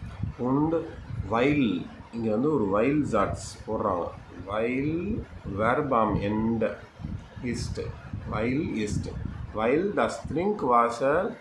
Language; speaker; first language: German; non-native, fluent; Tamil